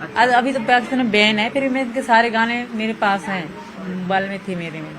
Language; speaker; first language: Urdu; non-native, local second language; Sindhi